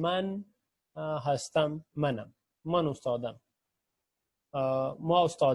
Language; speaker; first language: Persian; non-native, fluent; Urdu